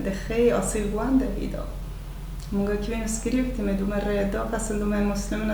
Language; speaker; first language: Swedish; non-native, fluent; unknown